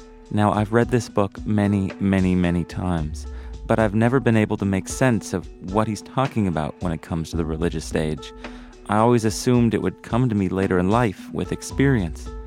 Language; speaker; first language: English; native; English